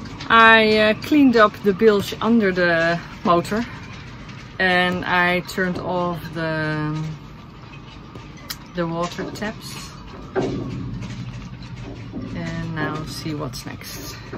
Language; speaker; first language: English; non-native, fluent; Dutch